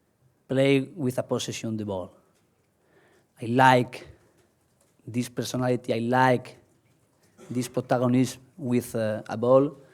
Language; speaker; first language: English; non-native, learner; Spanish